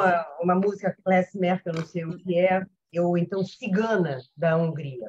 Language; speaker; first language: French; non-native, fluent; Portuguese